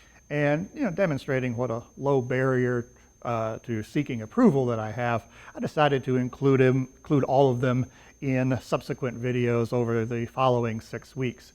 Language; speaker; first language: English; native; English